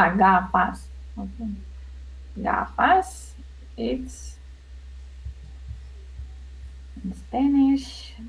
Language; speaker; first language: English; non-native, learner; Russian